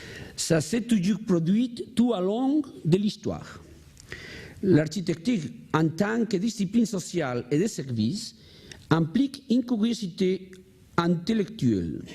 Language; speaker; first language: French; non-native, learner; Spanish